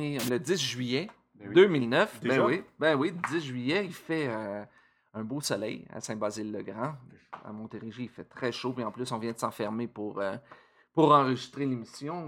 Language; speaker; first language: French; native; French